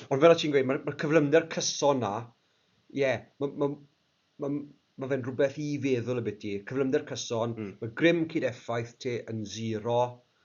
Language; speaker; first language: Welsh; native; Welsh